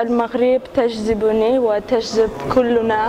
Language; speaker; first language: Arabic; non-native, fluent; Armenian